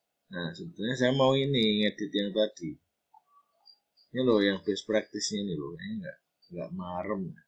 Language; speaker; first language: Indonesian; native; Indonesian